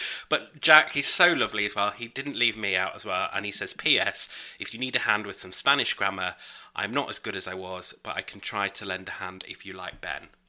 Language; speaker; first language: English; native; English